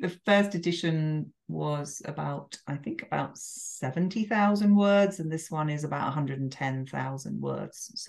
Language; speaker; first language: English; native; English